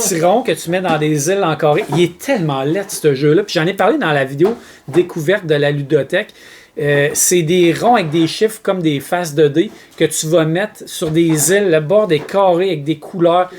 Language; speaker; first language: French; native; French